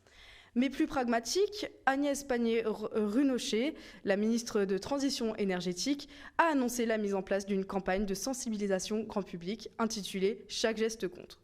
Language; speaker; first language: French; native; French